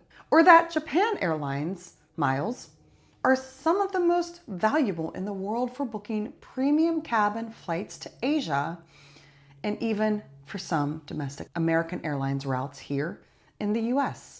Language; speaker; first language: English; native; English